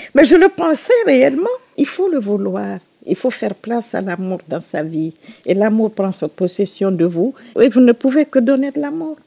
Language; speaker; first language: French; non-native, local second language; Susu